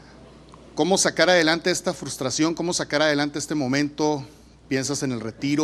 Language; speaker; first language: Spanish; native; Spanish